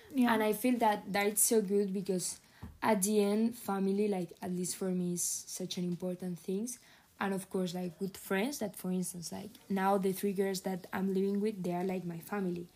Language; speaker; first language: English; non-native, fluent; Spanish